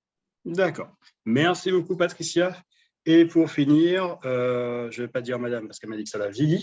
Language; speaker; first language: French; native; French